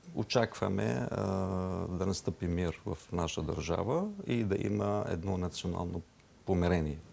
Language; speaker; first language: Bulgarian; non-native, fluent; Arabic